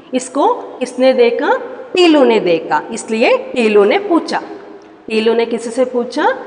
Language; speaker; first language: Hindi; non-native, local second language; Kannada